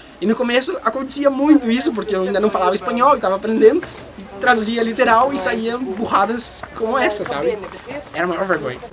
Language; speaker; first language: Portuguese; native; Portuguese